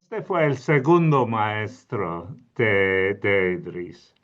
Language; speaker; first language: Spanish; non-native, fluent; English